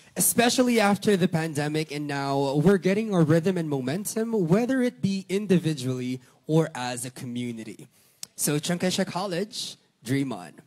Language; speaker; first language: English; non-native, local second language; Filipino